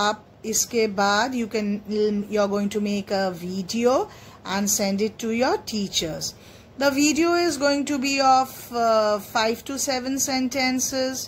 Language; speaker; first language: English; non-native, local second language; Hindi